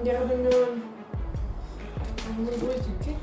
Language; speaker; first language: Korean; non-native, learner; Dutch